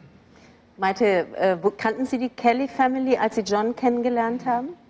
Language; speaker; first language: German; native; German